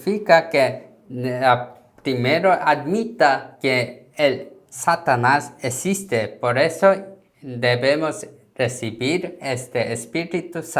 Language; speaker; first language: Spanish; non-native, learner; Korean